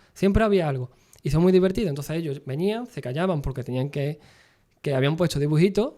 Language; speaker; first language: Spanish; native; Spanish